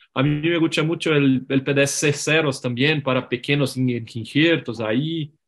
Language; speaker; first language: Spanish; non-native, learner; Portuguese